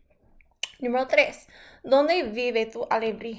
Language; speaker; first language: Spanish; non-native, fluent; English